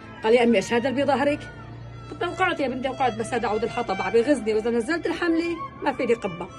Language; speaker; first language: Arabic; native; Arabic